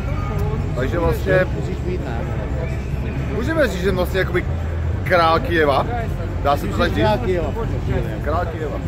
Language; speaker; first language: Czech; native; Czech